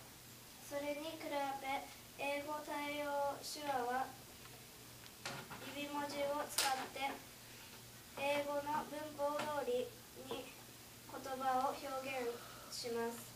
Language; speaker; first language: Japanese; early bilingual, heritage; Japanese